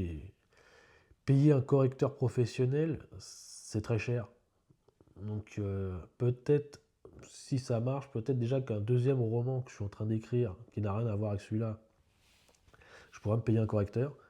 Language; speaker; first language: French; native; French